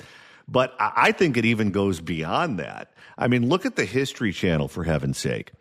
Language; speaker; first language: English; native; English